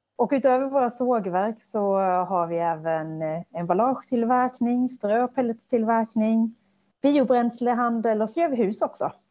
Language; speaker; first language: Swedish; native; Swedish